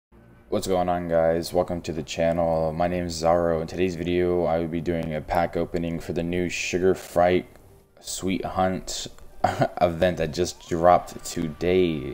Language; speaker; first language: English; native; English